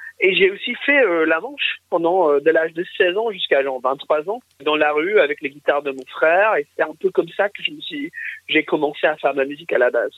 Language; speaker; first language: French; early bilingual, other home language; English